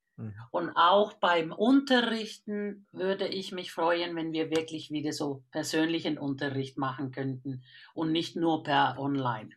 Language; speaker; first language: German; non-native, fluent; Finnish